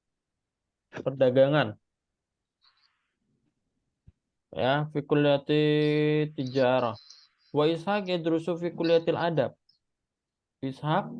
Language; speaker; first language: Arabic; non-native, fluent; Indonesian